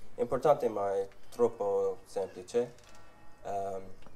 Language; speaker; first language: Italian; non-native, learner; English